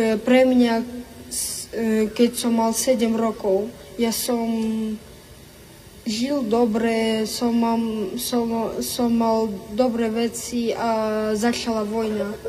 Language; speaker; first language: Slovak; early bilingual, other home language; Ukrainian